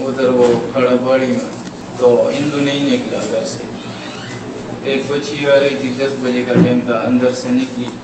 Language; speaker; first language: Hindi; non-native, local second language; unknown